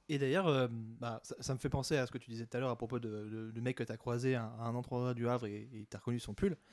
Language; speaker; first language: French; native; French